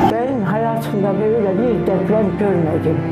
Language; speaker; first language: Turkish; native; Turkish